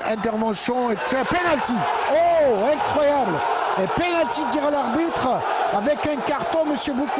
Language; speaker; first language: French; non-native, local second language; Arabic